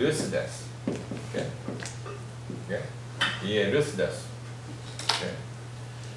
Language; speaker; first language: English; non-native, fluent; Japanese